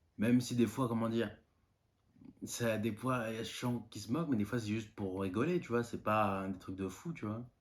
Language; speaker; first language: French; non-native, local second language; Malagasy